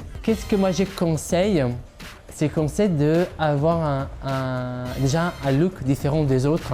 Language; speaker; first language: French; non-native, fluent; Italian